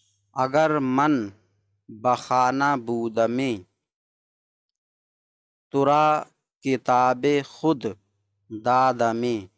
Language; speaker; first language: Persian; non-native, fluent; Urdu